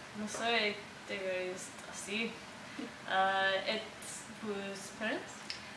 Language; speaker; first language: French; non-native, learner; English